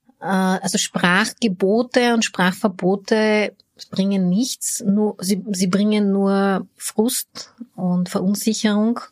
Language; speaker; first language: German; early bilingual, other home language; Bulgarian